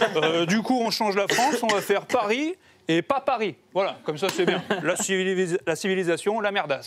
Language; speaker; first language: French; native; French